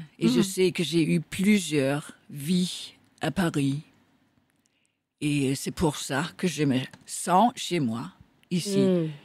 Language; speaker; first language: French; non-native, fluent; Danish